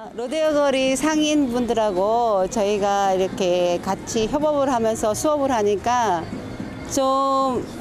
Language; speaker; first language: Korean; non-native, fluent; Nepali